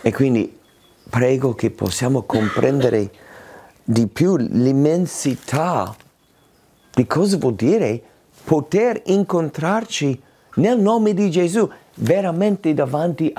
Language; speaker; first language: Italian; non-native, fluent; English